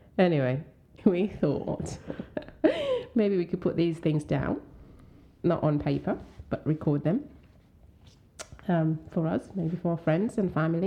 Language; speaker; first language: English; non-native, local second language; Swahili